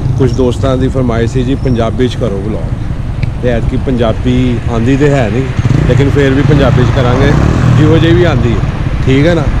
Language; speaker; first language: Punjabi; non-native, local second language; Urdu